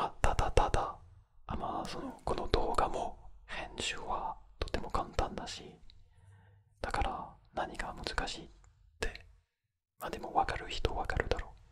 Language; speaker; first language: Japanese; non-native, fluent; French